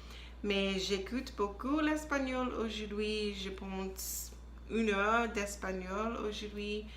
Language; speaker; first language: French; non-native, learner; English